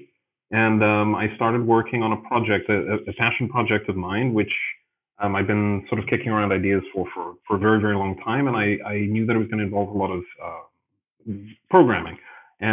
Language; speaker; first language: English; native; English